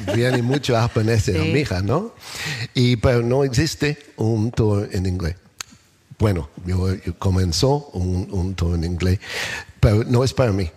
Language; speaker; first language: Spanish; non-native, learner; English